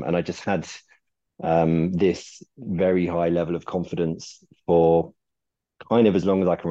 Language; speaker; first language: English; native; English